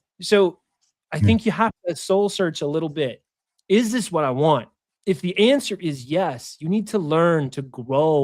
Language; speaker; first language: English; native; English